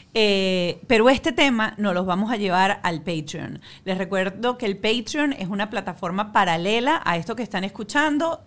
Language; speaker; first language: Spanish; native; Spanish